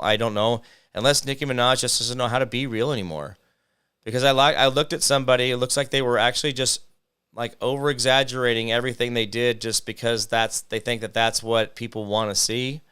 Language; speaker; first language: English; native; English